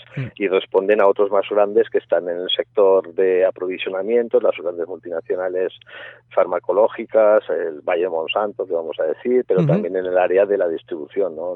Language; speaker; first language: Spanish; native; Spanish